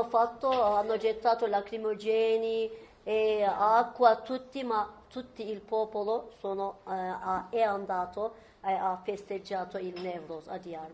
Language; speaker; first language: Italian; non-native, fluent; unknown